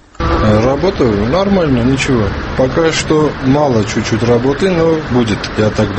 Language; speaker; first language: Russian; non-native, learner; Armenian